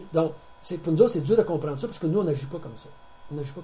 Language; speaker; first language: French; native; French